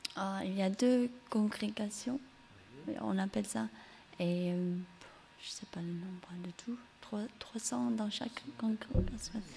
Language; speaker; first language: French; early bilingual, heritage; English